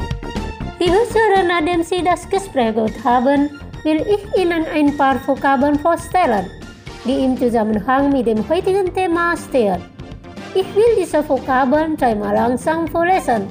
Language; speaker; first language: German; non-native, fluent; Indonesian